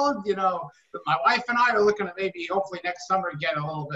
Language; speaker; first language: English; native; English